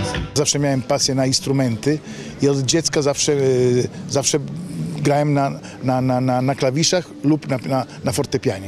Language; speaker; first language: Polish; non-native, fluent; Italian